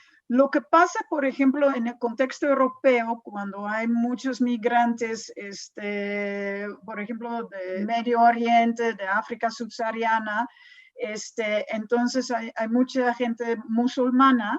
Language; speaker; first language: Spanish; non-native, fluent; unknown